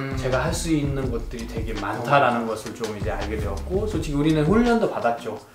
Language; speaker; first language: Korean; non-native, fluent; Nepali